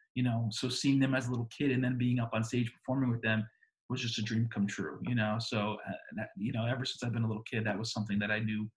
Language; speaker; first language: English; native; English